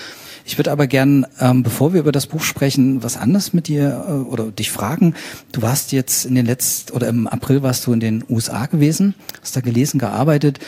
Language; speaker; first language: German; native; German